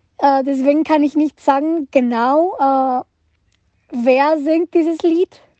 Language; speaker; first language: German; non-native, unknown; Spanish